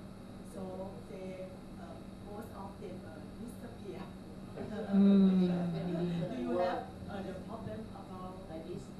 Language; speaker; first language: English; non-native, learner; Thai